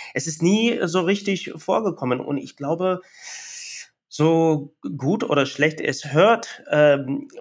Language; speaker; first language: German; non-native, fluent; English